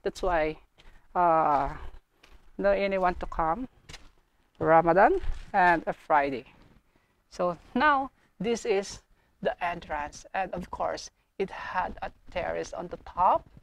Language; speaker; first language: English; non-native, learner; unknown